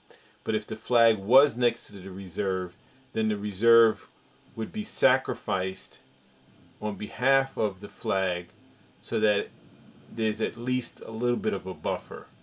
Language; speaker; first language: English; native; English